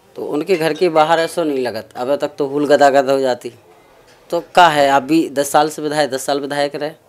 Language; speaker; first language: Hindi; native; Hindi